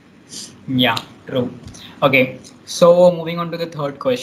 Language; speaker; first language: English; non-native, local second language; Hindi